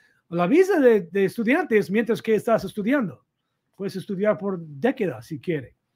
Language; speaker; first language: Spanish; non-native, fluent; English